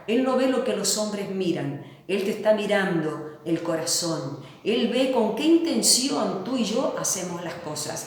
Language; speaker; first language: Spanish; native; Spanish